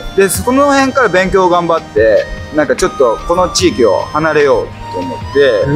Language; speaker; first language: Japanese; native; Japanese